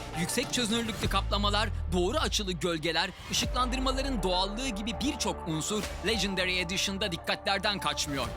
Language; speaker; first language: Turkish; native; Turkish